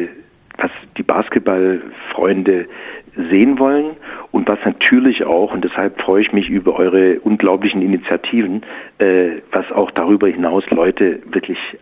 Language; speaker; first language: German; native; German